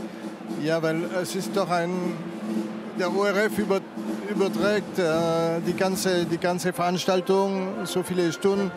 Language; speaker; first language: German; non-native, fluent; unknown